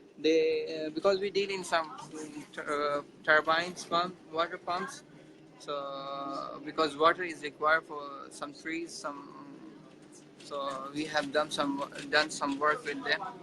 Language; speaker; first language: English; non-native, fluent; Urdu